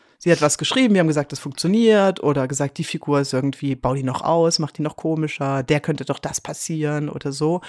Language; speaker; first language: German; native; German